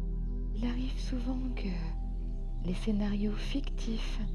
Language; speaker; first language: French; native; French